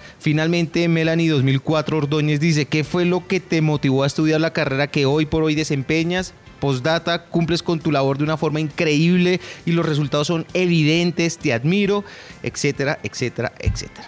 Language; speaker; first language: Spanish; native; Spanish